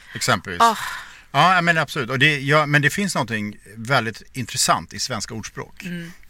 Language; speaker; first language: Swedish; native; Swedish